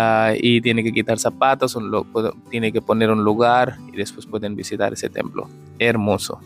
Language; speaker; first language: Spanish; non-native, learner; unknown